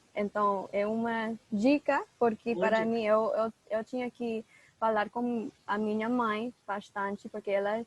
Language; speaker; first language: Portuguese; non-native, fluent; English